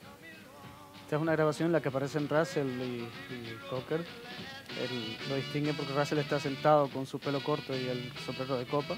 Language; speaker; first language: Spanish; native; Spanish